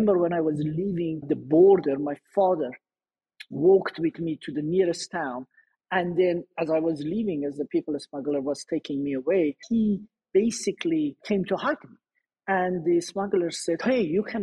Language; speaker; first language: English; non-native, fluent; Persian